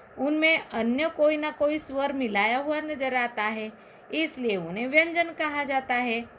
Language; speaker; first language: Hindi; non-native, local second language; Marathi